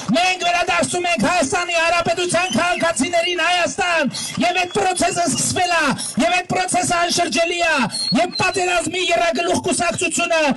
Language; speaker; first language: Armenian; native; Armenian